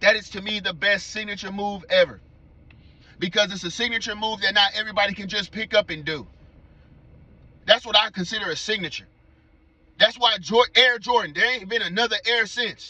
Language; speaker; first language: English; native; English